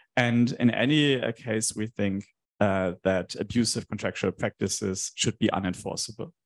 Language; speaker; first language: English; non-native, fluent; German